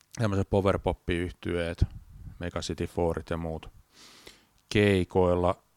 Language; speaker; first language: Finnish; native; Finnish